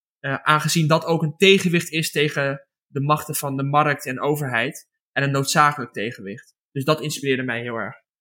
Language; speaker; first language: Dutch; native; Dutch